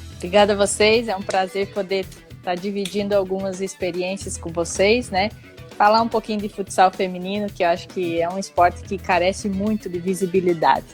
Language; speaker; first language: Portuguese; native; Portuguese